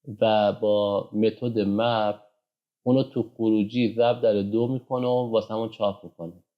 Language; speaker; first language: Persian; native; Persian